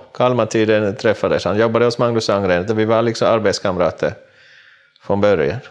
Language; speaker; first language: Swedish; non-native, local second language; Finnish